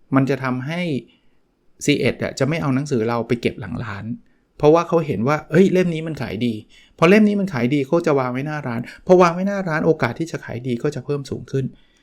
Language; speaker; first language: Thai; native; Thai